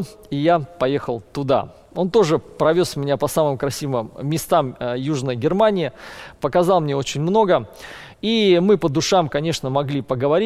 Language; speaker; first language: Russian; native; Russian